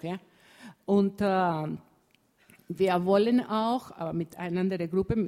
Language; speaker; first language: German; non-native, fluent; Spanish